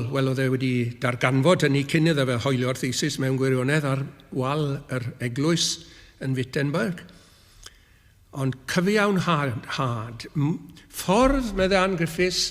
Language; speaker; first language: Welsh; native; Welsh